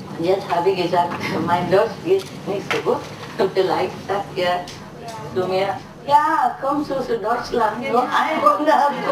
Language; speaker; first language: German; non-native, learner; Vietnamese